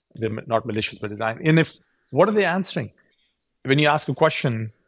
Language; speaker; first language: English; non-native, local second language; Urdu